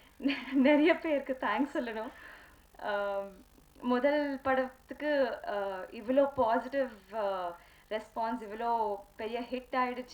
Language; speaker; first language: Tamil; non-native, learner; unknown